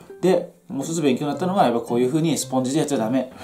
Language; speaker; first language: Japanese; native; Japanese